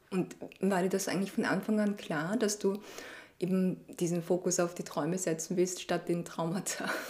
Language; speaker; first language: German; early bilingual, other home language; Chinese